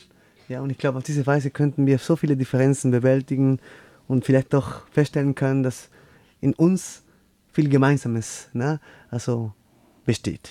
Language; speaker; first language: German; non-native, fluent; Spanish